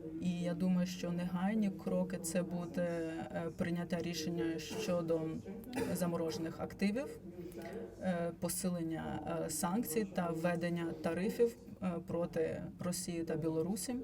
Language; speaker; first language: Ukrainian; non-native, fluent; Latvian